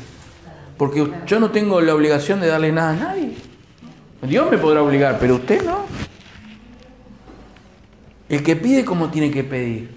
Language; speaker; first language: Spanish; native; Spanish